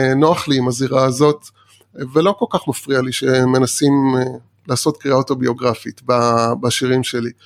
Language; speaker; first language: Hebrew; early bilingual, other home language; Persian